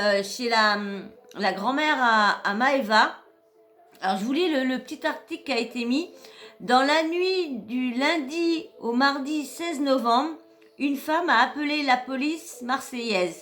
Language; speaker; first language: French; native; French